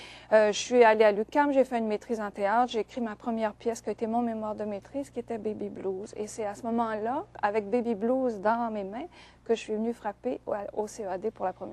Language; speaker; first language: French; native; French